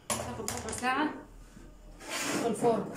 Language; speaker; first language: Arabic; native; Arabic